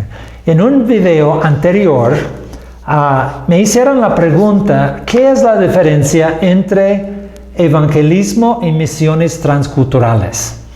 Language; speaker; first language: Spanish; non-native, fluent; English